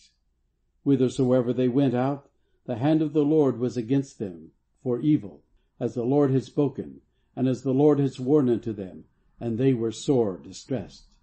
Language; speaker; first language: English; native; English